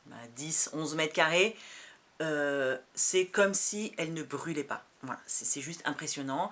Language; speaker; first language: French; native; French